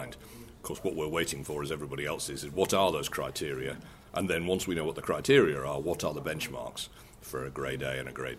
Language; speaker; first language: English; native; English